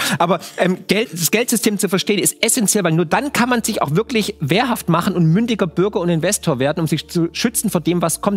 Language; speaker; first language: German; native; German